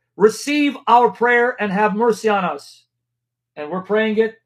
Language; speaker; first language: English; native; English